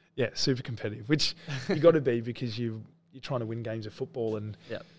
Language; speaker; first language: English; native; English